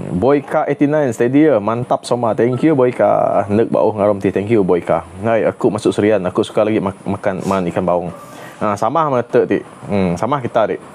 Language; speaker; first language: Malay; non-native, local second language; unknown